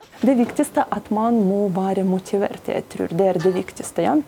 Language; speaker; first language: Norwegian; non-native, learner; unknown